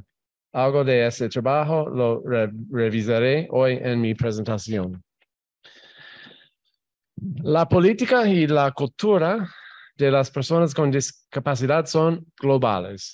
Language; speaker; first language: Spanish; non-native, fluent; English